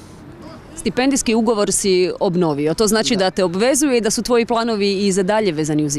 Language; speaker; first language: Serbian; native; Serbian